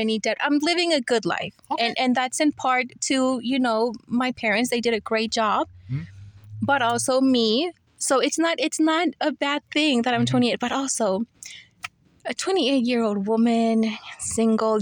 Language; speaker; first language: English; early bilingual, other home language; Spanish